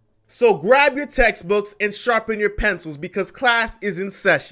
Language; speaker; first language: English; native; English